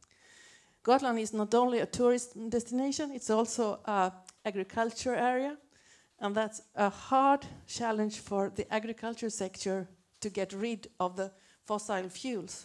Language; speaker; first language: English; non-native, fluent; Swedish